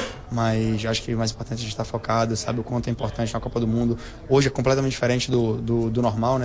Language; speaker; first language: Portuguese; native; Portuguese